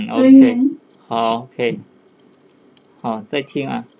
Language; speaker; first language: Chinese; non-native, fluent; Lao